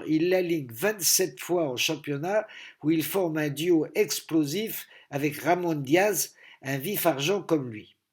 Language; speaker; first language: French; native; French